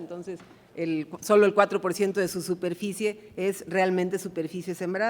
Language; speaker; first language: Spanish; native; Spanish